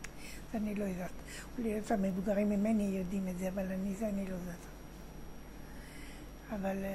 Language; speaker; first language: Hebrew; non-native, fluent; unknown